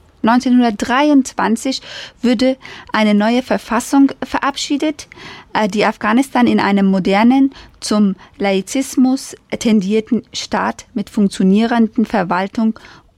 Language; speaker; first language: German; non-native, fluent; Persian